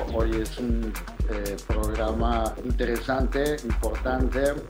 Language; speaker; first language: Spanish; native; Spanish